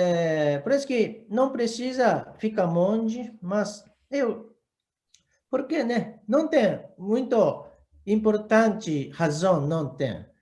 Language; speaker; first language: Portuguese; non-native, learner; Japanese